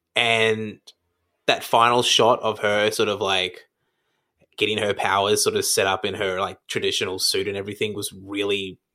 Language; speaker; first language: English; native; English